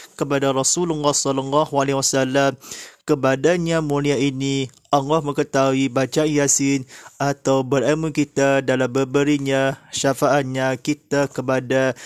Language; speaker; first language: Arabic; non-native, fluent; Malay